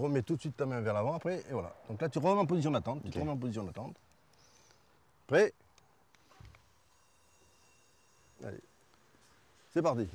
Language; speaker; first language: French; native; French